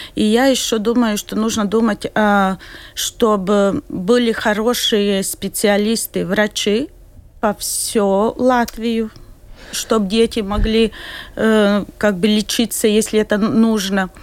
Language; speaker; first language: Russian; non-native, local second language; Latvian